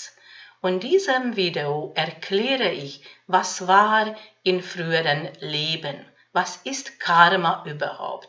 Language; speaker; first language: German; non-native, fluent; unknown